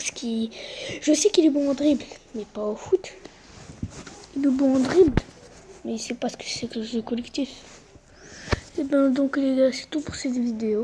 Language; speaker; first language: French; non-native, local second language; Arabic